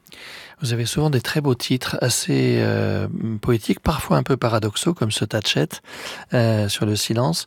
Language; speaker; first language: French; native; French